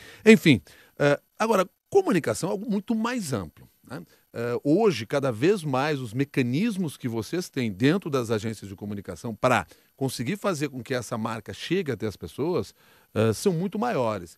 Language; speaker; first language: Portuguese; native; Portuguese